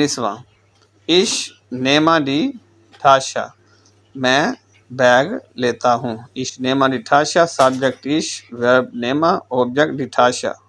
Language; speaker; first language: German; non-native, learner; Urdu